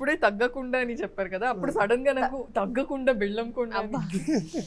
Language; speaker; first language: Telugu; non-native, fluent; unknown